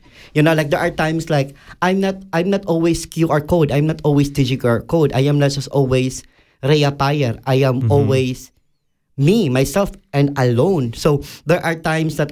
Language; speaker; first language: English; non-native, local second language; Cebuano